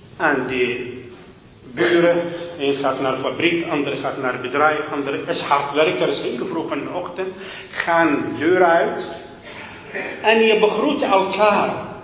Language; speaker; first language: Dutch; non-native, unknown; Arabic